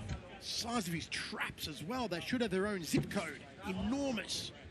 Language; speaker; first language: English; native; English